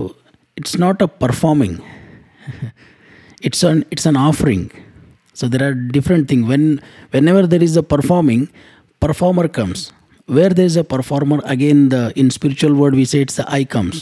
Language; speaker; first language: English; non-native, local second language; Kannada